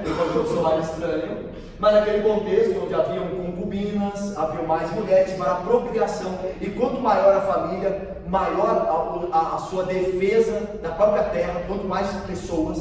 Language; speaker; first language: Portuguese; native; Portuguese